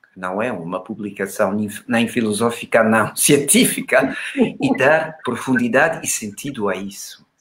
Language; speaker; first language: Portuguese; non-native, fluent; German